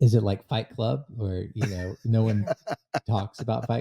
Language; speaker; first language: English; native; English